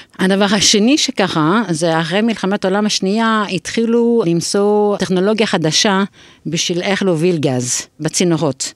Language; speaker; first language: Hebrew; non-native, fluent; English